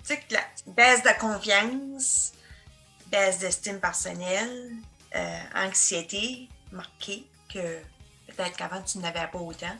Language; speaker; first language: French; native; French